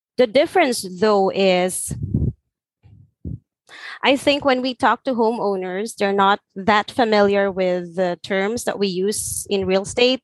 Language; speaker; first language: English; non-native, local second language; Filipino